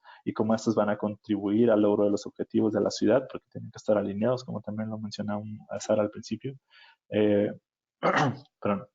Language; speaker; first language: Spanish; native; Spanish